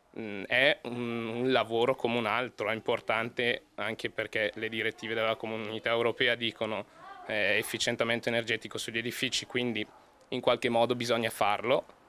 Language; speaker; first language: Italian; native; Italian